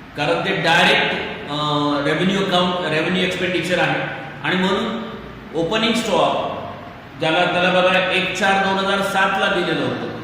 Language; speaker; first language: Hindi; non-native, local second language; Marathi